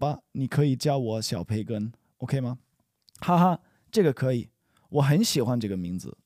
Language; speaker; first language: Chinese; non-native, learner; English